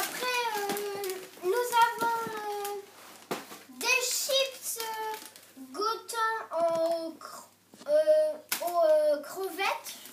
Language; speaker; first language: French; non-native, learner; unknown